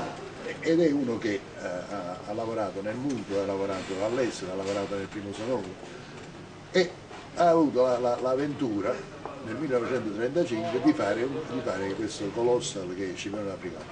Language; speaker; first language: Italian; native; Italian